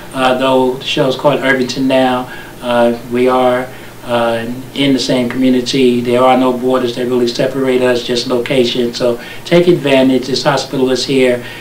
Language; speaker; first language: English; native; English